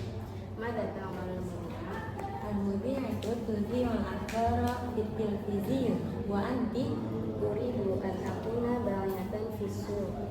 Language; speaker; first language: Arabic; non-native, learner; Indonesian